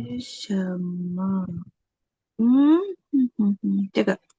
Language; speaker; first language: Chinese; non-native, learner; Indonesian